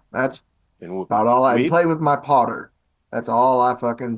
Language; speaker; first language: English; native; English